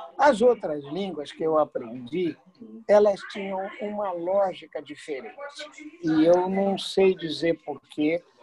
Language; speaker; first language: Portuguese; native; Portuguese